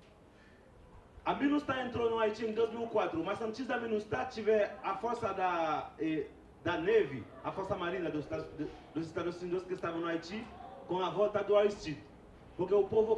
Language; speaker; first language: Portuguese; non-native, fluent; Haitian Creole